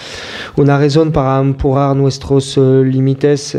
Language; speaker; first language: Spanish; non-native, fluent; French